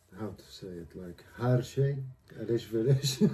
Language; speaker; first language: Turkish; non-native, learner; Swedish